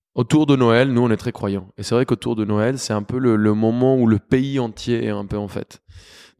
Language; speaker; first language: French; non-native, fluent; Spanish